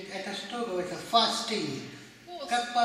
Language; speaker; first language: Russian; non-native, learner; Hindi